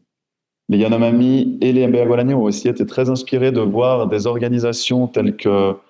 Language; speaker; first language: French; native; French